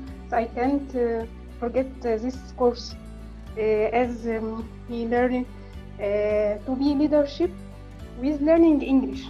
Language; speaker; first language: English; non-native, learner; Arabic